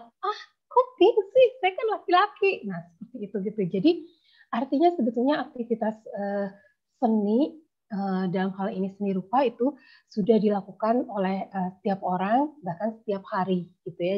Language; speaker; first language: Indonesian; native; Indonesian